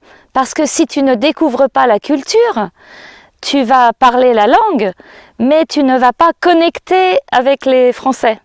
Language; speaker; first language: French; native; French